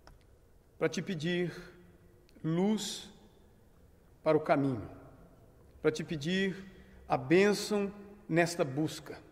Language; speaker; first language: Portuguese; native; Portuguese